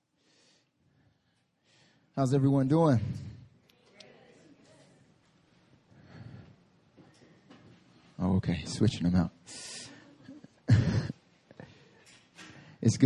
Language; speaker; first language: English; native; English